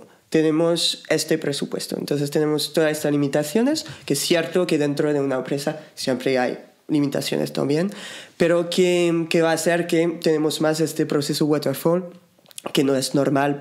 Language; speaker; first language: Spanish; non-native, fluent; French